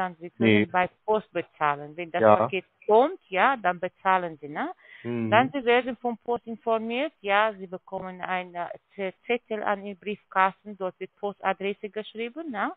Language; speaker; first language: German; non-native, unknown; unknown